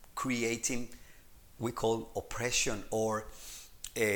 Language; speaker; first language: English; non-native, fluent; Spanish